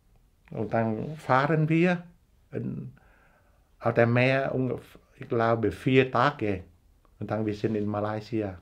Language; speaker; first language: German; non-native, learner; Vietnamese